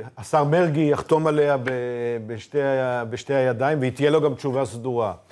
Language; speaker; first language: Hebrew; native; Hebrew